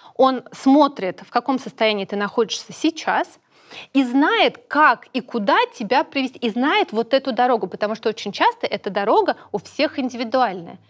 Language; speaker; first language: Russian; native; Russian